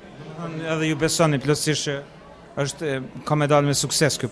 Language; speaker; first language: Albanian; native; Albanian